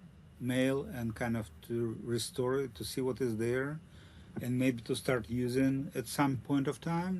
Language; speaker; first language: English; non-native, learner; Russian